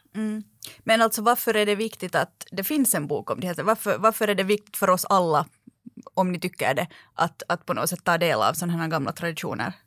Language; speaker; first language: Swedish; native; Swedish